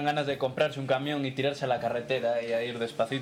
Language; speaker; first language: Spanish; native; Spanish